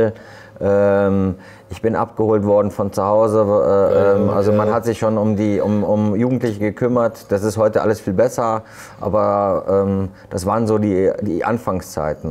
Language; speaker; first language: German; native; German